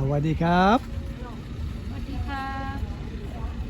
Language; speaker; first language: Thai; non-native, learner; Turkish